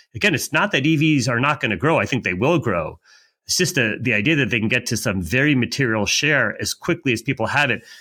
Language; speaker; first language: English; native; English